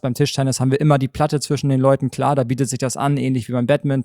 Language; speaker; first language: German; native; German